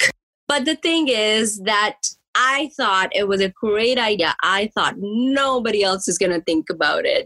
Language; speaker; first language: English; early bilingual, other home language; Punjabi